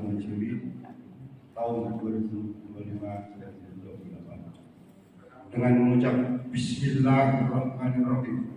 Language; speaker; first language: Indonesian; native; Indonesian